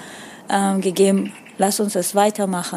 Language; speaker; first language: German; non-native, fluent; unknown